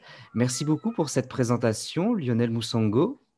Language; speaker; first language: French; native; French